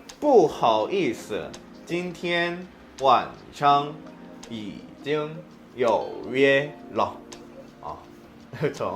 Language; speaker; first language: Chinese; non-native, learner; Korean